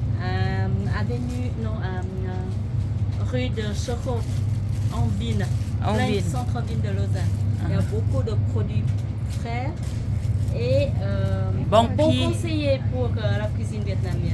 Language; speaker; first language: French; non-native, learner; Vietnamese